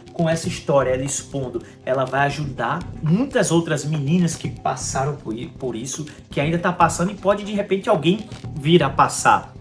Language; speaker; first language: Portuguese; native; Portuguese